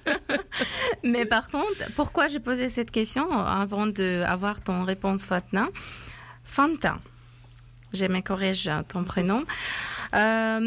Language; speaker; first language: French; non-native, fluent; Persian